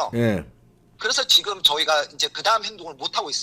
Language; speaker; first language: Korean; native; Korean